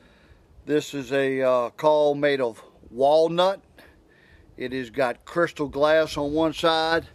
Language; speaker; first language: English; native; English